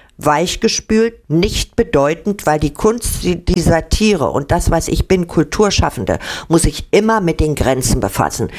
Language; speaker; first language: German; native; German